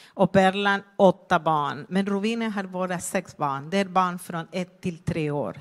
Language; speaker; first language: Swedish; non-native, fluent; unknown